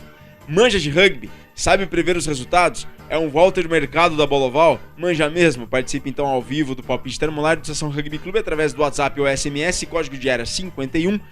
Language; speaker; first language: Portuguese; native; Portuguese